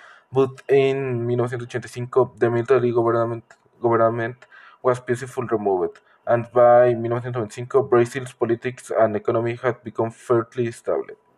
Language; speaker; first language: English; non-native, learner; Spanish